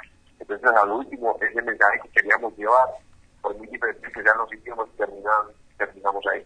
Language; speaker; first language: Spanish; native; Spanish